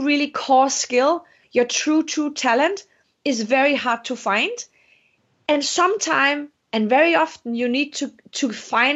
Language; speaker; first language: English; non-native, fluent; Danish